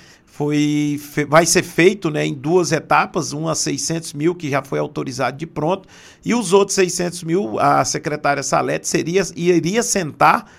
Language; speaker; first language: Portuguese; native; Portuguese